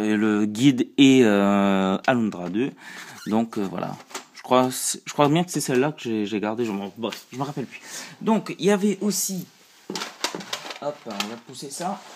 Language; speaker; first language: French; native; French